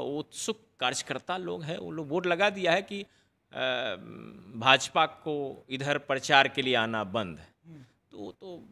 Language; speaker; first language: Hindi; native; Hindi